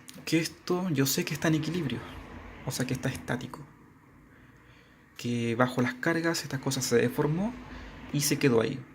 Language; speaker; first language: Spanish; native; Spanish